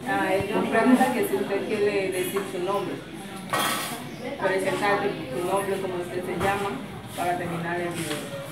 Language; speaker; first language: Spanish; non-native, local second language; Haitian Creole